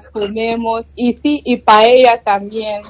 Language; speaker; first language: Spanish; non-native, learner; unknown